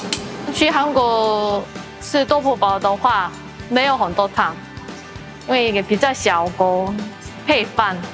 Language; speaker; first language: Chinese; non-native, learner; Korean